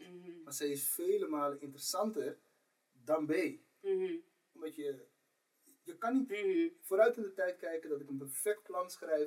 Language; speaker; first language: Dutch; native; Dutch